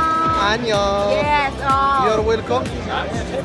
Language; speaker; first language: English; non-native, learner; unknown